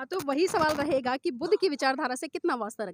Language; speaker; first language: Hindi; native; Hindi